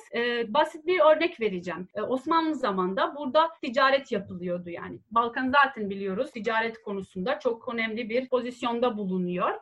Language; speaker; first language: Turkish; non-native, fluent; Serbian